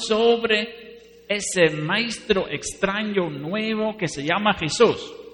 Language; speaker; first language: Spanish; non-native, fluent; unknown